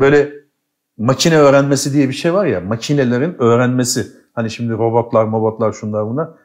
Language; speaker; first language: Turkish; native; Turkish